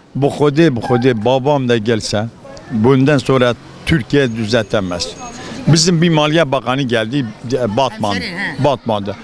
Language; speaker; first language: Turkish; non-native, local second language; Kurdish